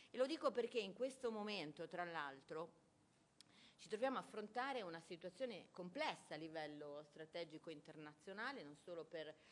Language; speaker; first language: Italian; native; Italian